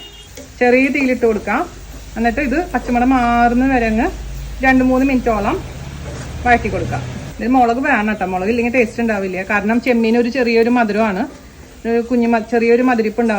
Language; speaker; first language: Malayalam; native; Malayalam